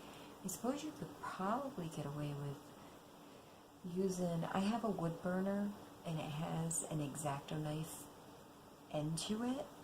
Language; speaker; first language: English; native; English